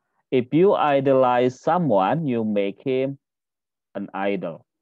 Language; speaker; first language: English; non-native, fluent; Indonesian